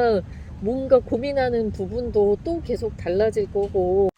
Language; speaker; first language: Korean; native; Korean